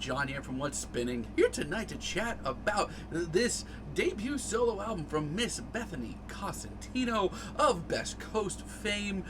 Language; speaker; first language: English; native; English